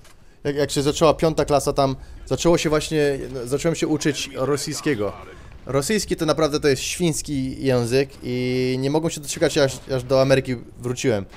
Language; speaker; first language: Polish; early bilingual, heritage; Polish